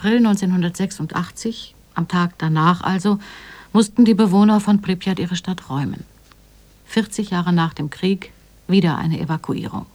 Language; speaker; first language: German; native; German